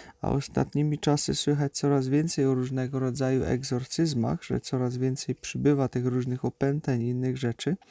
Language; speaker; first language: Polish; native; Polish